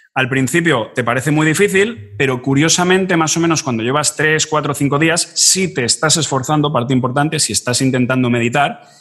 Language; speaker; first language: Spanish; native; Spanish